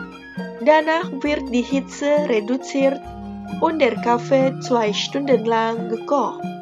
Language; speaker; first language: German; non-native, fluent; Indonesian